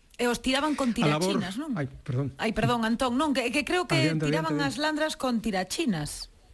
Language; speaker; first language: Galician; native; Galician